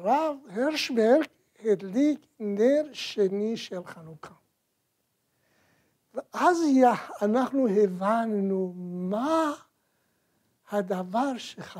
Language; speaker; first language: Hebrew; non-native, fluent; Persian